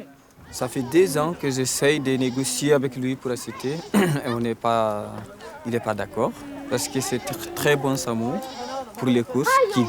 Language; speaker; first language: French; non-native, local second language; Fula